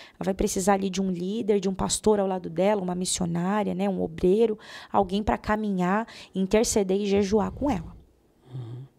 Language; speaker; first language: Portuguese; native; Portuguese